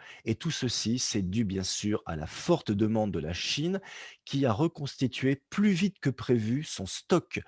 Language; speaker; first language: French; native; French